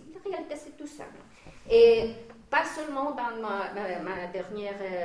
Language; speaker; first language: French; non-native, fluent; Spanish